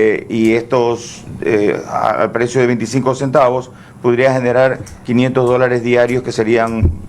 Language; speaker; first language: Spanish; native; Spanish